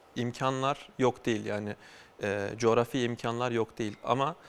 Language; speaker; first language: Turkish; native; Turkish